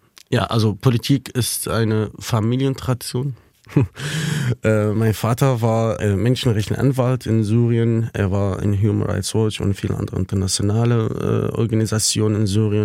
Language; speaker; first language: German; non-native, fluent; Kurdish